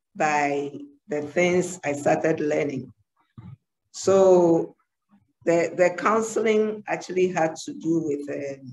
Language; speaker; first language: English; non-native, local second language; Ewe